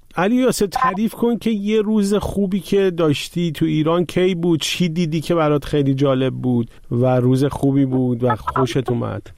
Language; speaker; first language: Persian; native; Persian